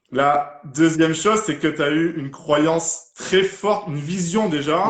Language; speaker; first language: French; native; French